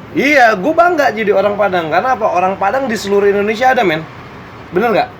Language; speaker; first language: Indonesian; native; Indonesian